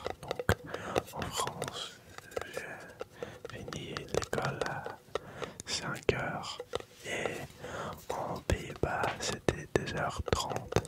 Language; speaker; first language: French; non-native, local second language; Dutch